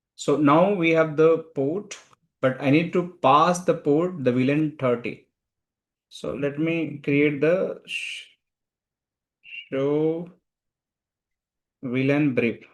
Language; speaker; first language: English; non-native, local second language; Hindi